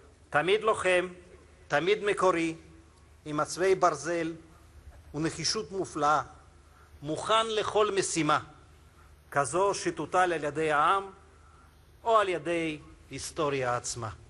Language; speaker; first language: Hebrew; non-native, fluent; Russian